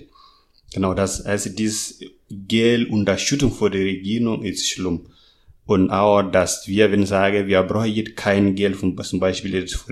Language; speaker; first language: German; non-native, fluent; Masai